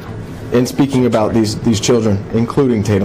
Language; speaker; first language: English; native; English